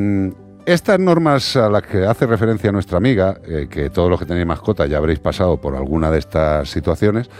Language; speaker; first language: Spanish; native; Spanish